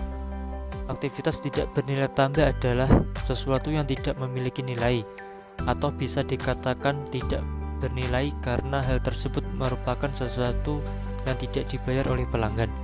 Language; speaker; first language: Indonesian; native; Indonesian